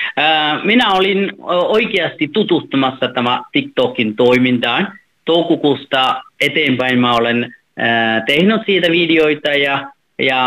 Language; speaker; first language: Finnish; non-native, fluent; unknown